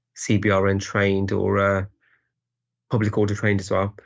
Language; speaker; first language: English; native; English